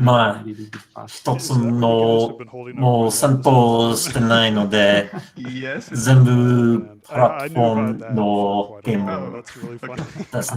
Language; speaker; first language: Japanese; non-native, learner; English